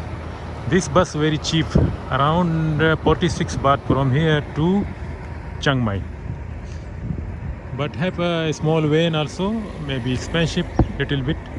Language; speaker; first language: English; non-native, learner; Urdu